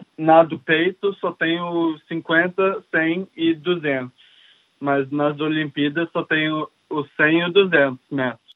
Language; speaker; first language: Portuguese; early bilingual, heritage; English